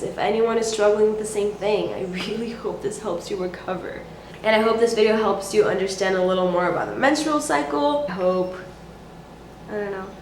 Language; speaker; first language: English; native; English